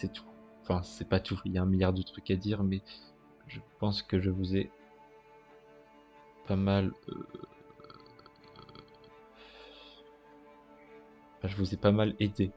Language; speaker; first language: French; native; French